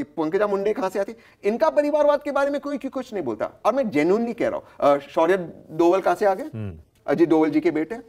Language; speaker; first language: Hindi; native; Hindi